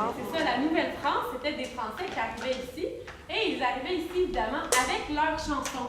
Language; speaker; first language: French; native; French